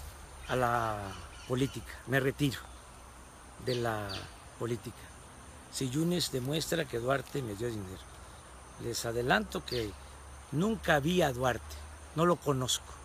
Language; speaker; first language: Spanish; native; Spanish